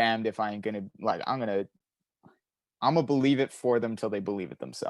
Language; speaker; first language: English; native; English